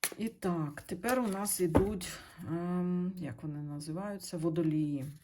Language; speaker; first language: Ukrainian; non-native, local second language; Russian